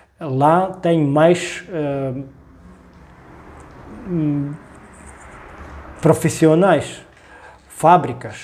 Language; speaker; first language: Portuguese; non-native, learner; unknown